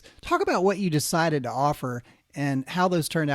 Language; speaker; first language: English; native; English